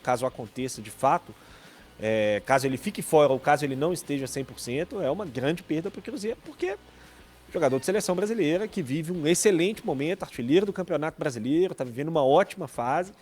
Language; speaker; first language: Portuguese; native; Portuguese